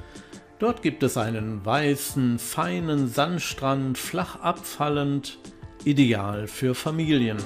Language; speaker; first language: German; native; German